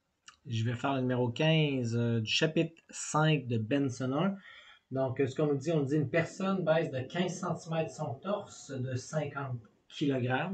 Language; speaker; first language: French; native; French